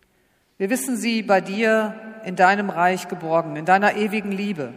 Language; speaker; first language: German; native; German